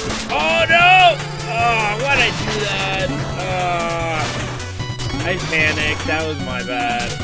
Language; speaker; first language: English; native; English